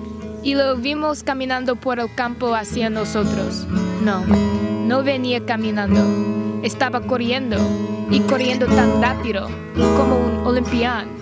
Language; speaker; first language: Spanish; non-native, learner; English